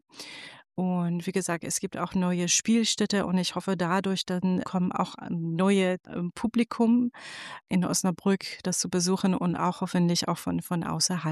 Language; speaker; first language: German; non-native, fluent; Persian